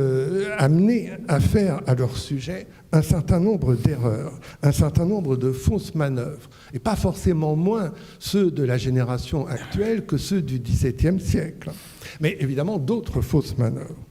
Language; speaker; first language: French; native; French